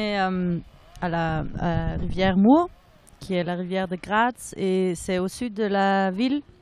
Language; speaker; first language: French; non-native, fluent; German